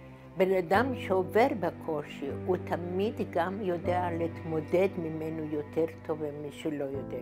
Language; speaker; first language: Hebrew; non-native, fluent; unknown